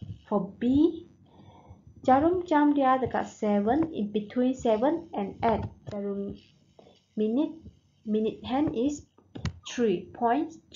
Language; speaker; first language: English; non-native, local second language; Malay